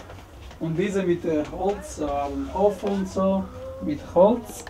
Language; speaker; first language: German; non-native, learner; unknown